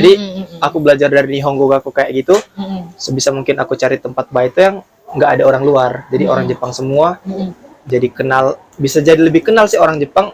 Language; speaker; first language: Indonesian; native; Indonesian